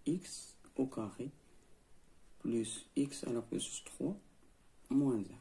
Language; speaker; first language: French; non-native, local second language; Arabic